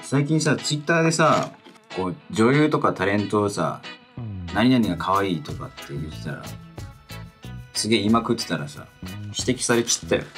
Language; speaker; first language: Japanese; native; Japanese